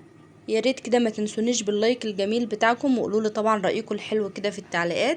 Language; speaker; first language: Arabic; native; Arabic